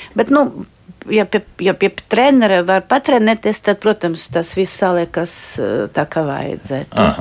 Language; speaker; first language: Latvian; non-native, local second language; Russian